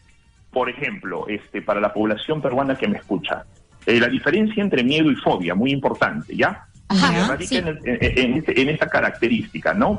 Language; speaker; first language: Spanish; native; Spanish